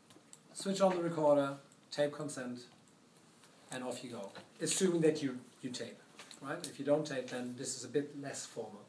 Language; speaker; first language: English; non-native, fluent; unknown